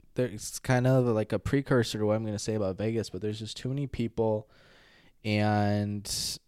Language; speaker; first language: English; native; English